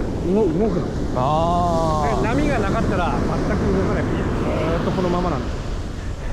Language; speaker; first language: Japanese; native; Japanese